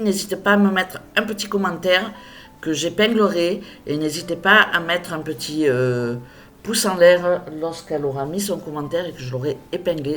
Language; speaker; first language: French; native; French